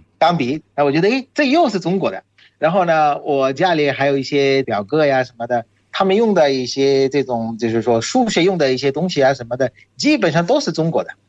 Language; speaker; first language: Chinese; non-native, fluent; Bangla